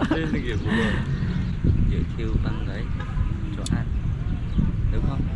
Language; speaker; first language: Vietnamese; non-native, learner; Korean